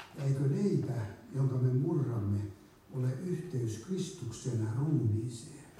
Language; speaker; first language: Finnish; native; Finnish